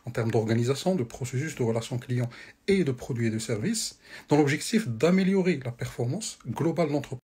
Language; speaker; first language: French; non-native, local second language; Arabic